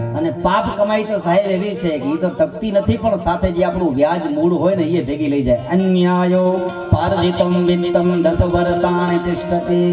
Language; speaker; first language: Gujarati; non-native, local second language; Kachhi